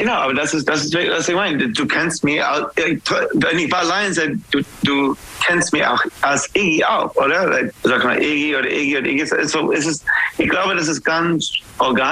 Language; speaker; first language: German; non-native, fluent; English